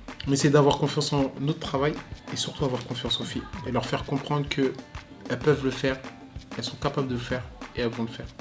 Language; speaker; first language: French; native; French